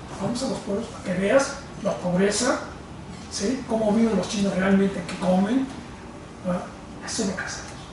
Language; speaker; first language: Spanish; non-native, fluent; Cantonese